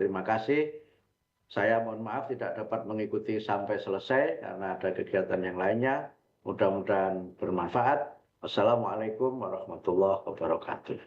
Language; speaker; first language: Indonesian; native; Indonesian